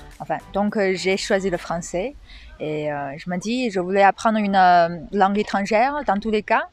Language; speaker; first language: French; non-native, fluent; Chinese